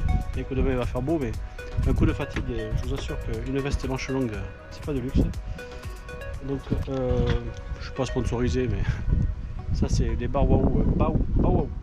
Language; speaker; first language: French; native; French